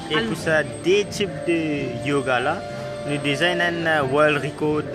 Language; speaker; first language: French; non-native, learner; Morisyen